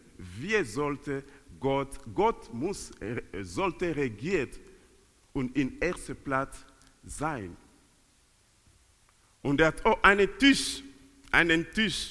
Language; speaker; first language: German; non-native, learner; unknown